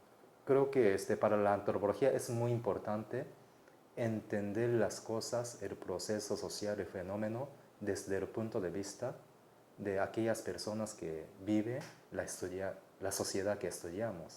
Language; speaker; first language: Spanish; non-native, fluent; Japanese